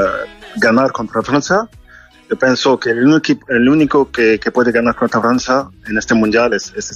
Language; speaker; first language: Spanish; non-native, fluent; French